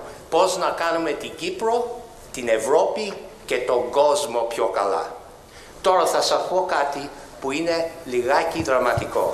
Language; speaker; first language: Greek; early bilingual, heritage; Greek